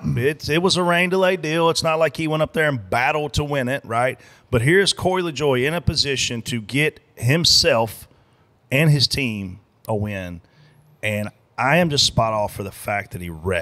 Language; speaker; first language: English; native; English